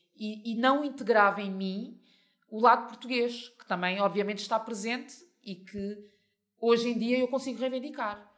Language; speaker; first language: Portuguese; native; Portuguese